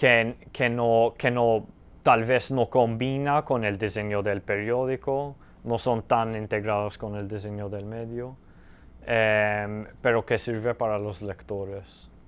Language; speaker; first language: Spanish; early bilingual, heritage; Spanish